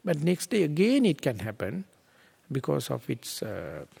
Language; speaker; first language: English; non-native, local second language; Sinhala